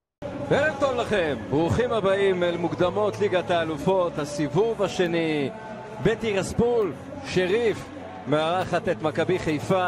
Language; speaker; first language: Hebrew; native; Hebrew